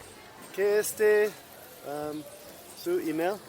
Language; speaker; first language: Spanish; non-native, learner; English